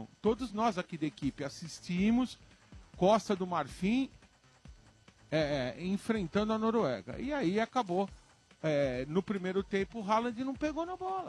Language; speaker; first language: Portuguese; native; Portuguese